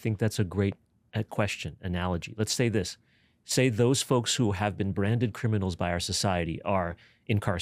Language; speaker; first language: English; native; English